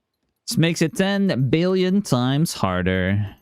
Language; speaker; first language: English; native; English